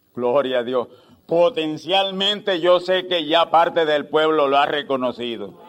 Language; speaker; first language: Spanish; native; Spanish